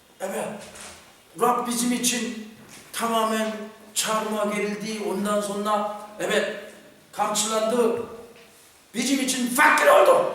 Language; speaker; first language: Turkish; non-native, fluent; Korean